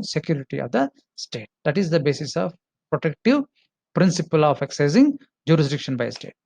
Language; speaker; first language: English; non-native, local second language; Kannada